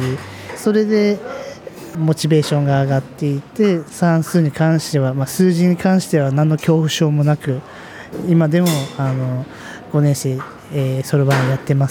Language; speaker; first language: Japanese; native; Japanese